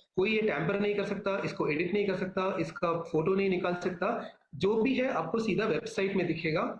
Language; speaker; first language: Hindi; non-native, local second language; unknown